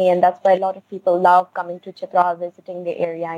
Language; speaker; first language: English; non-native, local second language; Khowar